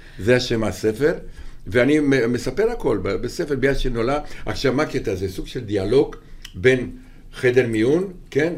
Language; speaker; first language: Hebrew; non-native, fluent; Romanian